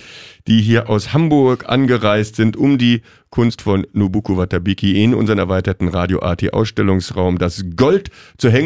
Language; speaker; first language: German; native; German